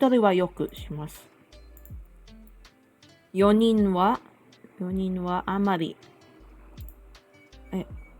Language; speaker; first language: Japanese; non-native, learner; Filipino